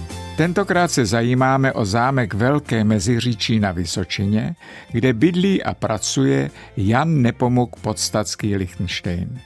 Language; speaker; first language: Czech; native; Czech